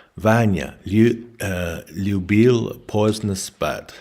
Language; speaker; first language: Russian; non-native, learner; English